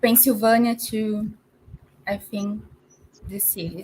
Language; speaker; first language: English; non-native, learner; Portuguese